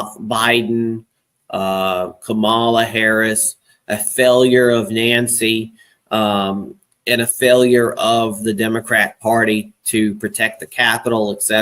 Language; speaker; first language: English; native; English